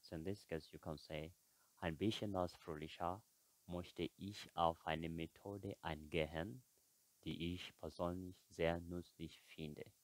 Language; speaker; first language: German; non-native, fluent; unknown